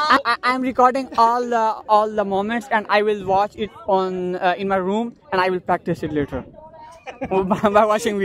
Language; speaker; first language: English; non-native, learner; Urdu